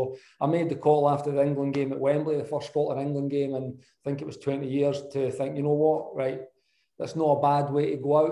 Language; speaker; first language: English; native; English